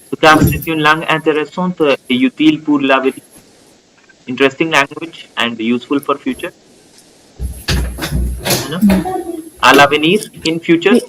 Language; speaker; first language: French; non-native, fluent; Hindi